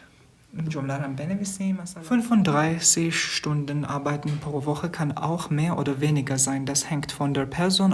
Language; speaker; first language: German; non-native, fluent; Persian